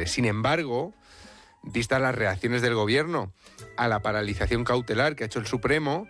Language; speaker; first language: Spanish; native; Spanish